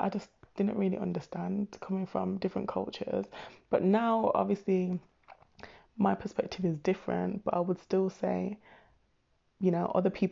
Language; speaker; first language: English; native; English